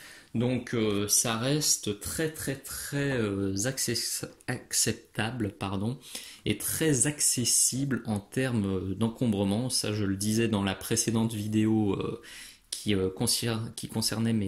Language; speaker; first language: French; native; French